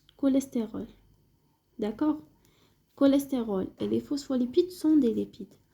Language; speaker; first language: French; non-native, local second language; Arabic